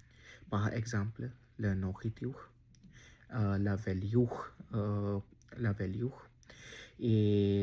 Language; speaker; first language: French; non-native, learner; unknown